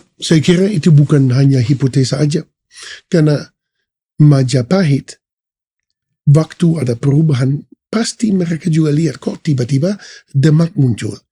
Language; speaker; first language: Indonesian; non-native, fluent; Dutch